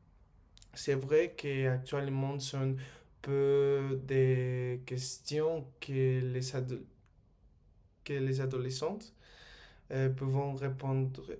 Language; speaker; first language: French; non-native, learner; Spanish